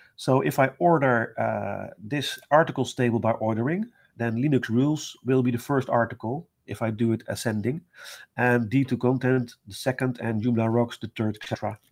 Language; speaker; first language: English; non-native, fluent; Dutch